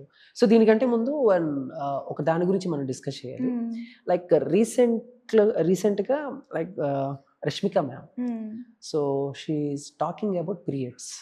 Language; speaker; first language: Telugu; native; Telugu